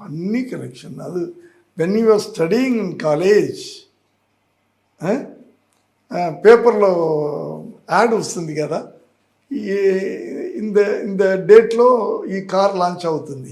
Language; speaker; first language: Telugu; non-native, learner; Tamil